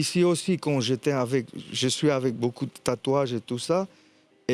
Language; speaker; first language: French; non-native, fluent; Armenian